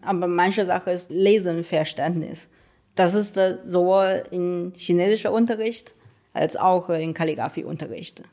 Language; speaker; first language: German; non-native, fluent; Chinese